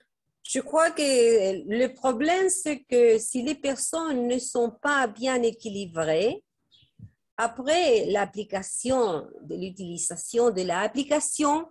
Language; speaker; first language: French; non-native, fluent; Spanish